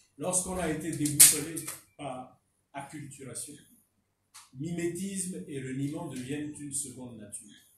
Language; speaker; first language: French; non-native, local second language; Fon